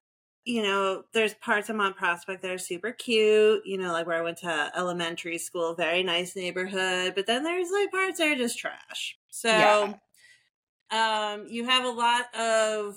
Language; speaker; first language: English; native; English